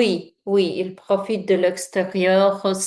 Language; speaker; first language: French; non-native, learner; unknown